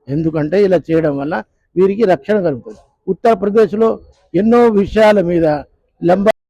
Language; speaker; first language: Telugu; non-native, local second language; Lambadi